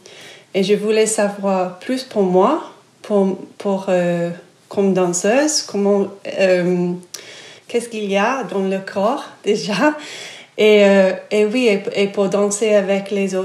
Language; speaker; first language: French; non-native, fluent; English